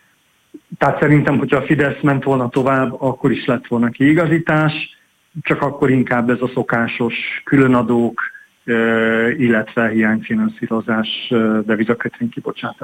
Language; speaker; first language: Hungarian; native; Hungarian